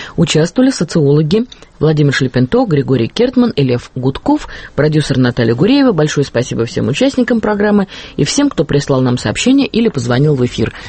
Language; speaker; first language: Russian; native; Russian